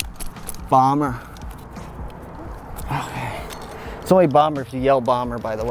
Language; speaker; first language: English; native; English